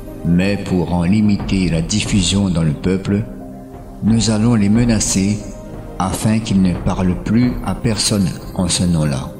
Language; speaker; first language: French; native; French